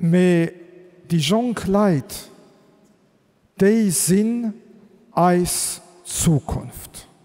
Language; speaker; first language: German; non-native, local second language; Luxembourgish